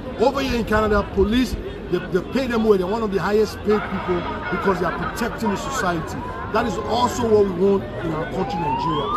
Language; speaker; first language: English; non-native, local second language; Bini